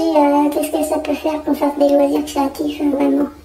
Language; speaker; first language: French; native; French